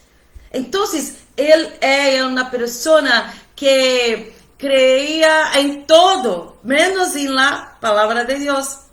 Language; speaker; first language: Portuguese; non-native, learner; Spanish